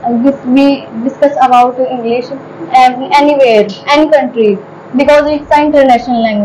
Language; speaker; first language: English; non-native, learner; Hindi